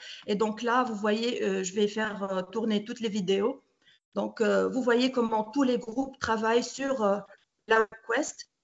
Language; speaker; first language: French; non-native, local second language; Arabic